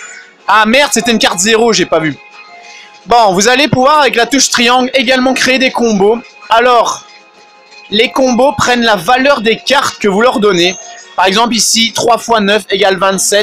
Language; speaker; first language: French; native; French